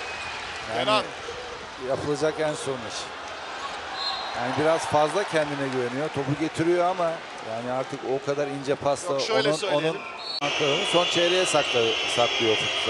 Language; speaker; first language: Turkish; native; Turkish